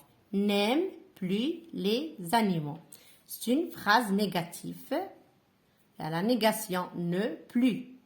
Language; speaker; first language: French; non-native, local second language; Arabic